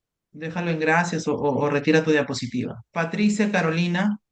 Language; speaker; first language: Spanish; native; Spanish